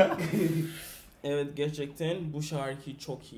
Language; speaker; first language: Turkish; non-native, learner; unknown